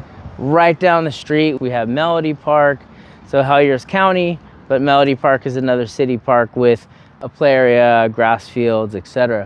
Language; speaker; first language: English; native; English